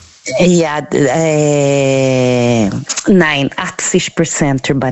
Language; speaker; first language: German; non-native, learner; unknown